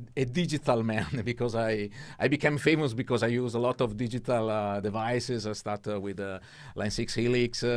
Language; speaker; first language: English; non-native, learner; Italian